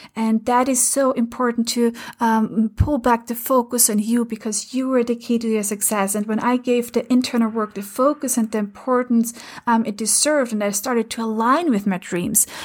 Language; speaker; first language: English; non-native, fluent; German